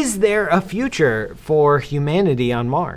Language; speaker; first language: English; native; English